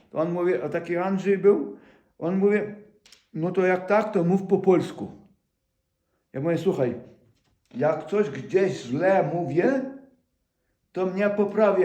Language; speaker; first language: Polish; non-native, fluent; Ukrainian